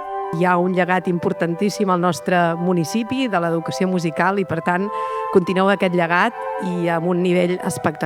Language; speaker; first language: Catalan; native; Catalan